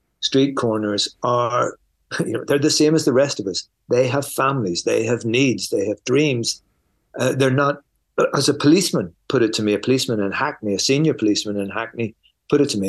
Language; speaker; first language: English; native; English